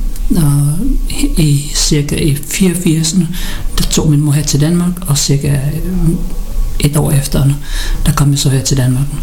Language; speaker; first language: Danish; early bilingual, other home language; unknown